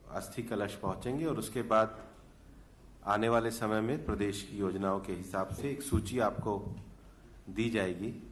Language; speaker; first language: Hindi; native; Hindi